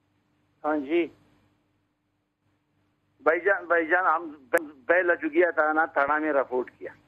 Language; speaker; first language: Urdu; non-native, local second language; Pashto